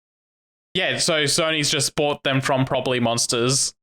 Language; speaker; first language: English; native; English